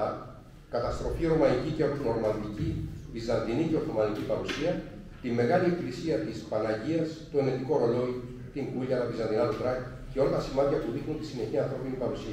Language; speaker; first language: Greek; native; Greek